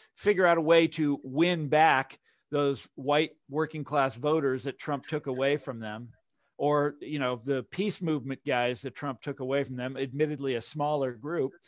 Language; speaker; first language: English; native; English